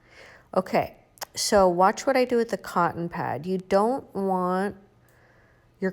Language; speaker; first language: English; native; English